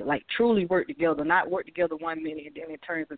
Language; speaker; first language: English; native; English